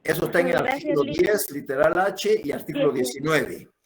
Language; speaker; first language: Spanish; native; Spanish